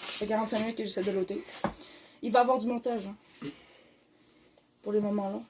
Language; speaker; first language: French; native; French